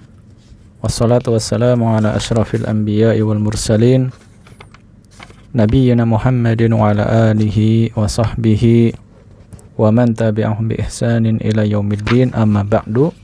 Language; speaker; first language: Indonesian; native; Indonesian